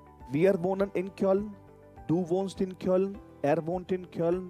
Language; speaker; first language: German; non-native, fluent; Hindi